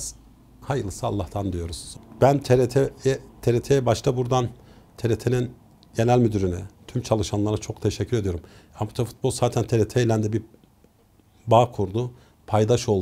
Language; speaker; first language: Turkish; native; Turkish